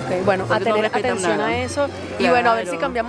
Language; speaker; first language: Spanish; native; Spanish